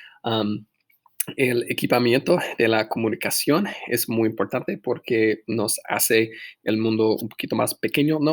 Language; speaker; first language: Spanish; non-native, fluent; English